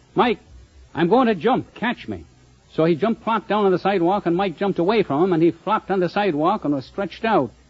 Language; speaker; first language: English; native; English